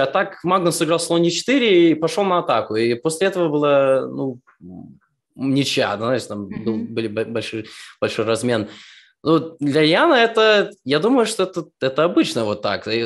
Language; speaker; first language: Russian; early bilingual, heritage; Russian